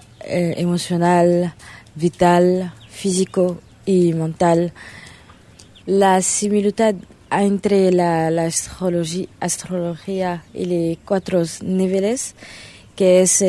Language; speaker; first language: Spanish; non-native, learner; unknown